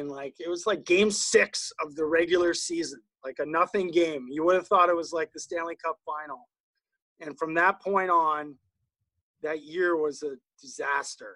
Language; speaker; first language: English; native; English